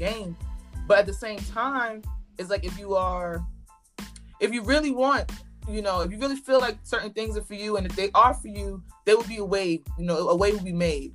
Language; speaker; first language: English; native; English